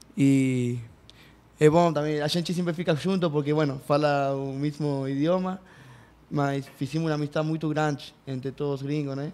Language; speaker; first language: Portuguese; non-native, learner; Spanish